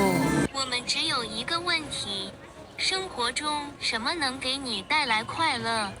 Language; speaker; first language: Chinese; non-native, learner; Korean